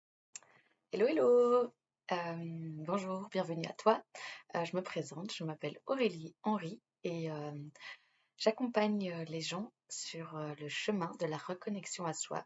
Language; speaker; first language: French; native; French